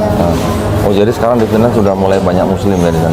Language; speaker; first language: Indonesian; native; Indonesian